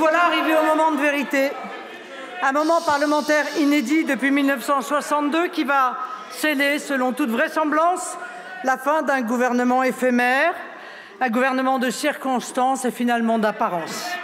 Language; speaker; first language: French; native; French